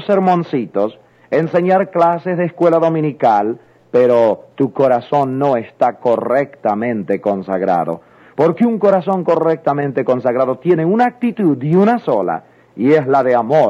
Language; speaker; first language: Spanish; native; Spanish